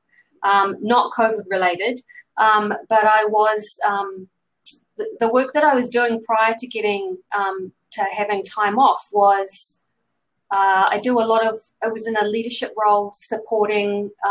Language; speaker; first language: English; native; English